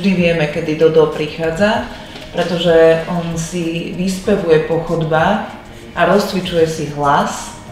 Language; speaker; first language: Slovak; native; Slovak